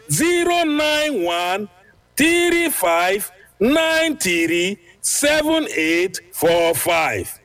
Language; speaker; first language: Nigerian Pidgin; native; Nigerian Pidgin